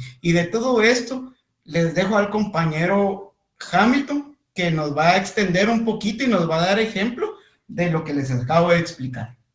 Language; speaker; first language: Spanish; native; Spanish